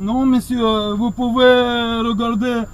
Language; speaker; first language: French; non-native, learner; Russian